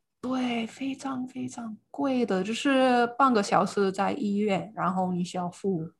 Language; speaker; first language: Chinese; non-native, fluent; English